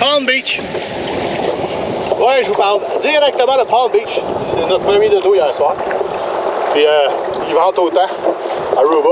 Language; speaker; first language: French; native; French